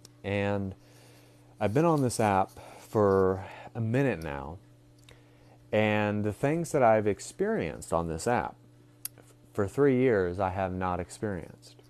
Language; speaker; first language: English; native; English